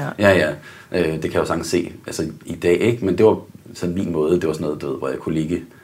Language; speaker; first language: Danish; native; Danish